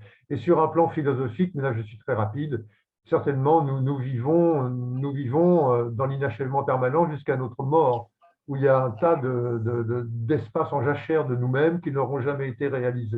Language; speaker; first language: French; native; French